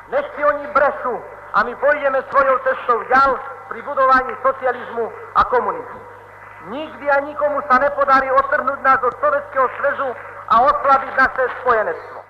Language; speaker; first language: Slovak; non-native, local second language; Rusyn